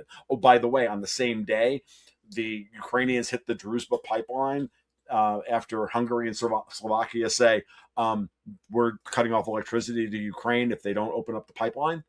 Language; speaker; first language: English; native; English